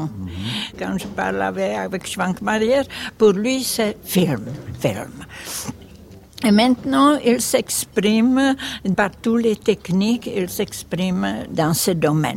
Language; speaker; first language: French; non-native, fluent; Czech